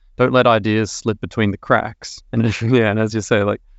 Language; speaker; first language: English; native; English